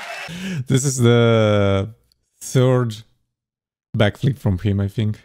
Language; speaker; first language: English; non-native, fluent; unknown